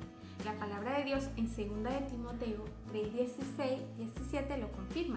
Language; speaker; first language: Spanish; native; Spanish